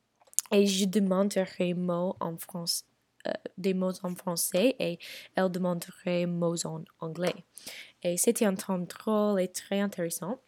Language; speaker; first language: French; non-native, learner; English